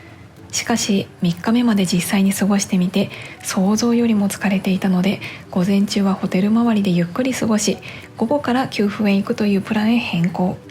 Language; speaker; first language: Japanese; native; Japanese